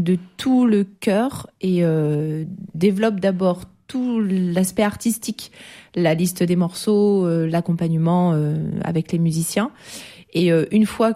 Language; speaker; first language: French; native; French